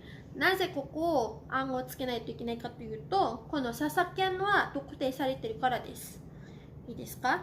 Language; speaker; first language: Japanese; non-native, fluent; Cebuano